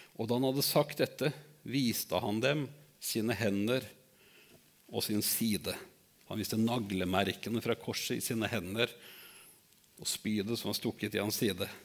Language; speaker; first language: Norwegian; native; Norwegian